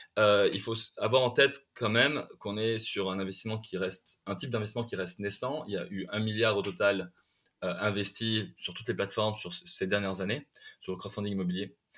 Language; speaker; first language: French; non-native, local second language; Arabic